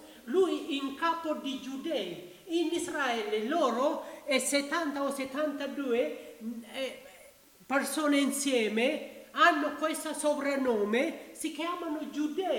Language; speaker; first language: Italian; non-native, learner; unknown